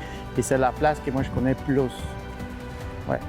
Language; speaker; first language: French; native; French